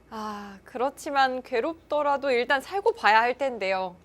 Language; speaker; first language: Korean; native; Korean